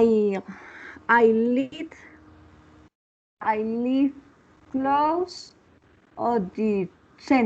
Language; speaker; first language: English; non-native, learner; Spanish